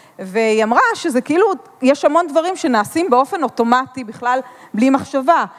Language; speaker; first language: Hebrew; native; Hebrew